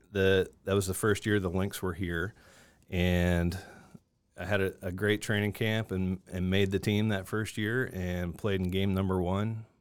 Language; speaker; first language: English; native; English